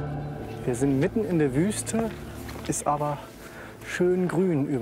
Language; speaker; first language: German; non-native, fluent; Uzbek